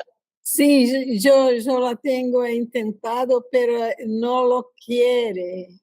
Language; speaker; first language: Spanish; non-native, learner; Portuguese